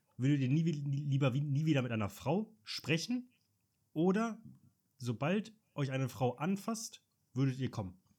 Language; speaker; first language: German; native; German